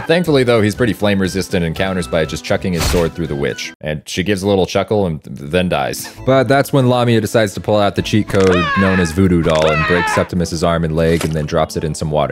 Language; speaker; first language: English; native; English